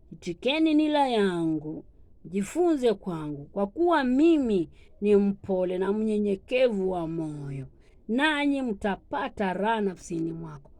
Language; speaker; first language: Swahili; non-native, local second language; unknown